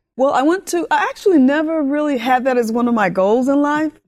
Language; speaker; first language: English; early bilingual, other home language; Spanish